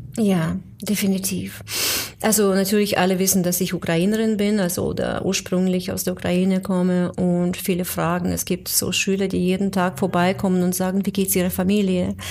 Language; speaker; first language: German; non-native, fluent; Ukrainian